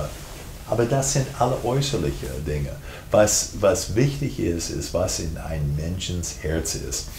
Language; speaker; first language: German; non-native, fluent; English